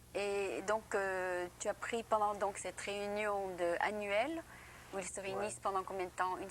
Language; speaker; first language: French; native; French